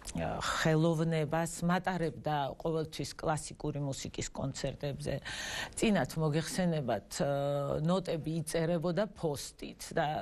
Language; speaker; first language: Georgian; non-native, local second language; Russian